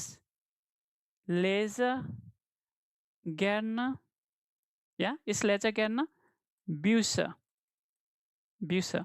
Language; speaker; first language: German; non-native, fluent; Hindi